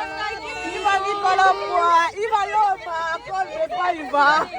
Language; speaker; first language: Finnish; non-native, learner; Bangla